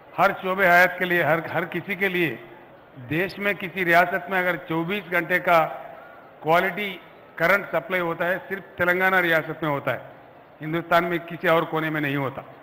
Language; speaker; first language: Hindi; non-native, local second language; Telugu